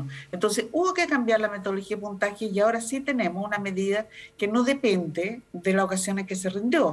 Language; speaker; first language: Spanish; native; Spanish